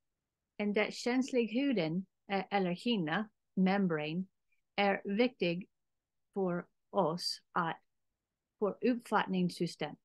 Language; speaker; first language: Swedish; non-native, learner; English